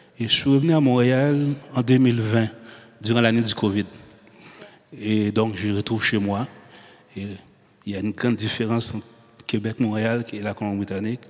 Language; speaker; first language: French; early bilingual, other home language; Haitian Creole